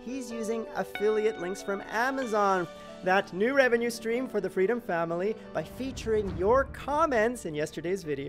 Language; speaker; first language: English; native; English